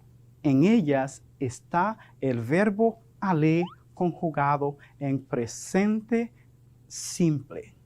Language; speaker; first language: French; non-native, fluent; Spanish